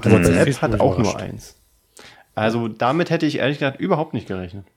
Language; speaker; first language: German; native; German